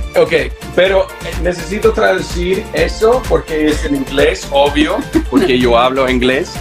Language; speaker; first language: Spanish; non-native, learner; English